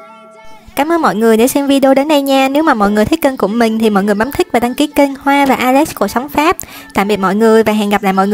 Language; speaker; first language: Vietnamese; native; Vietnamese